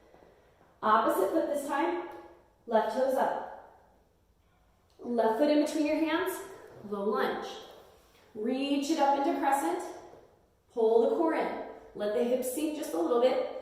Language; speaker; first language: English; native; English